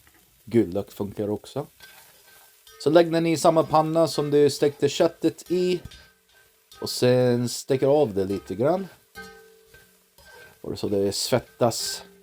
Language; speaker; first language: Swedish; non-native, learner; English